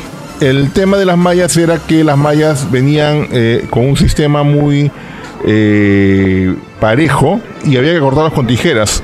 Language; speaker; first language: Spanish; native; Spanish